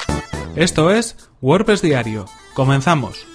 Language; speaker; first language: Spanish; native; Spanish